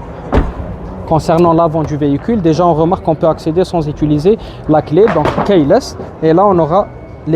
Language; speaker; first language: French; native; French